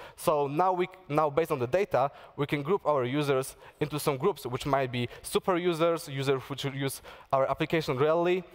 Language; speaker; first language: English; non-native, fluent; Polish